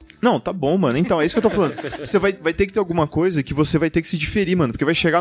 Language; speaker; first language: Portuguese; native; Portuguese